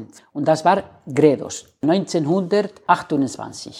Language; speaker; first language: German; non-native, fluent; Spanish